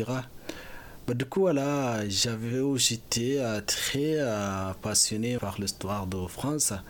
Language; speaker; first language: French; non-native, fluent; Arabic